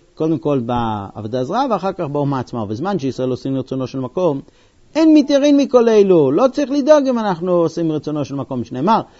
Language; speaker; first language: Hebrew; non-native, fluent; English